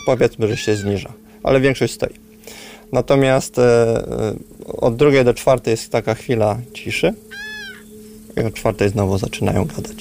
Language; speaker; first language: Polish; native; Polish